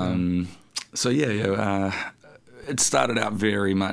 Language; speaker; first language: English; native; English